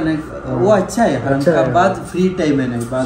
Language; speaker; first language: Hindi; non-native, local second language; Malayalam